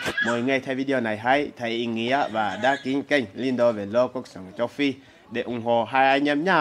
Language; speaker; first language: Vietnamese; non-native, learner; Portuguese